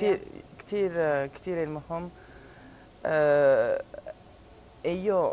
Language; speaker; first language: Arabic; early bilingual, heritage; Arabic